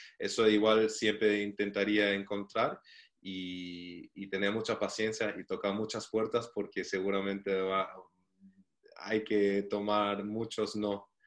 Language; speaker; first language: Spanish; non-native, fluent; German